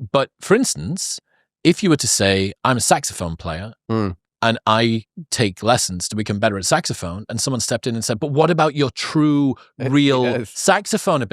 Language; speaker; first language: English; native; English